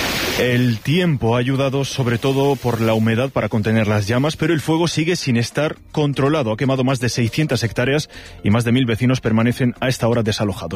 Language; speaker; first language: Spanish; native; Spanish